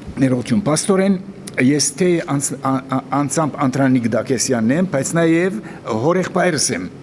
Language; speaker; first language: Armenian; native; Armenian